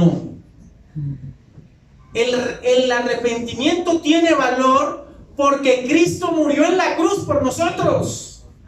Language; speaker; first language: Spanish; native; Spanish